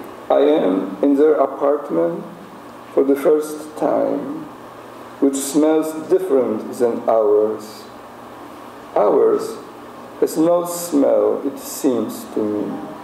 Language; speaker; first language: English; non-native, fluent; Polish